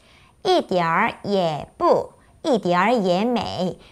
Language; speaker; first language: Chinese; non-native, fluent; Korean